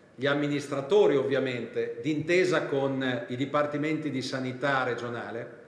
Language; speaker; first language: Italian; native; Italian